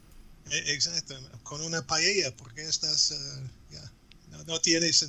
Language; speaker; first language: Spanish; non-native, fluent; English